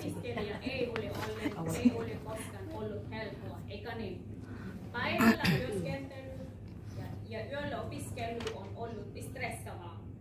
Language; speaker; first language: Finnish; non-native, learner; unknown